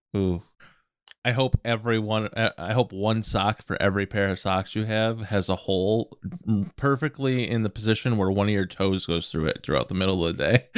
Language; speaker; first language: English; native; English